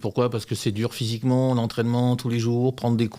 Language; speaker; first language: French; native; French